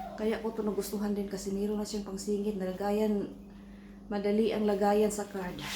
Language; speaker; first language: Filipino; non-native, local second language; Cebuano